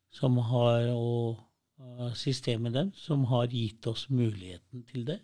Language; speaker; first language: Norwegian; early bilingual, other home language; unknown